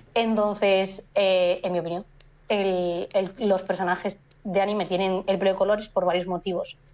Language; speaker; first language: Spanish; native; Spanish